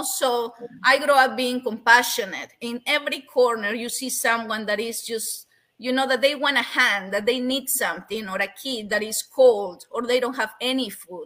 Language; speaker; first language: English; non-native, fluent; Spanish